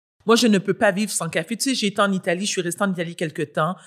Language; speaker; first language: French; native; French